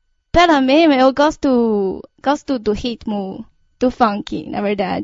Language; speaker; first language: Portuguese; non-native, fluent; Chinese